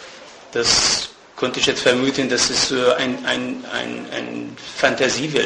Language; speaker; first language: German; non-native, fluent; Persian